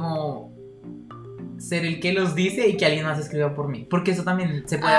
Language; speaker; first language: Spanish; native; Spanish